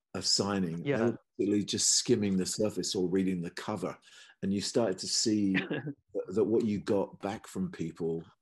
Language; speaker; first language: English; native; English